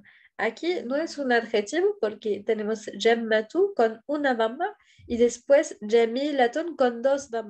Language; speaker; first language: Spanish; non-native, fluent; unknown